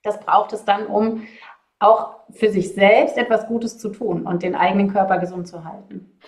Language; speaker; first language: German; native; German